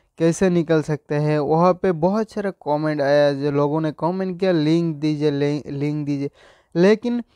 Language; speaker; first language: Hindi; non-native, local second language; Assamese